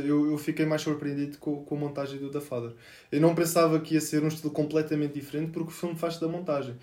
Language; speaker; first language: Portuguese; native; Portuguese